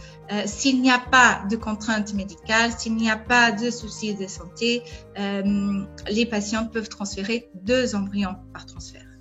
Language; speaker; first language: French; non-native, fluent; Portuguese